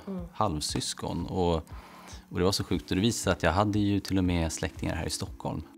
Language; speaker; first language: Swedish; native; Swedish